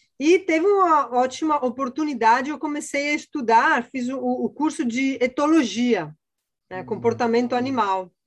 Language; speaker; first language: Portuguese; non-native, fluent; Italian